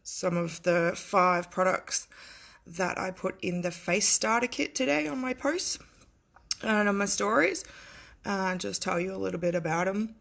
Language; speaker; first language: English; native; English